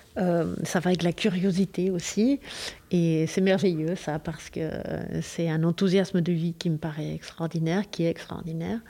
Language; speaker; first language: French; non-native, fluent; Spanish